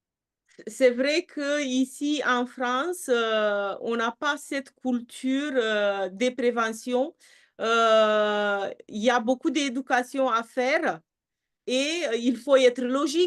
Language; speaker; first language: French; non-native, fluent; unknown